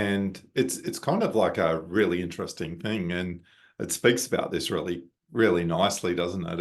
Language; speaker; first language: English; native; English